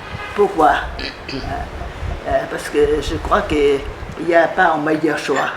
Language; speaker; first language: French; non-native, fluent; Vietnamese